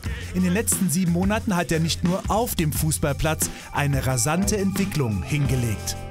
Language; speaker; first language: German; native; German